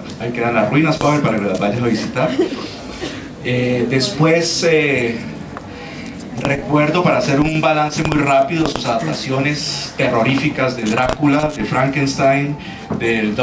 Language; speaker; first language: Spanish; native; Spanish